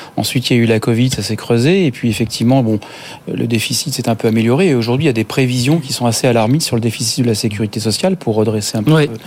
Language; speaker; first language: French; native; French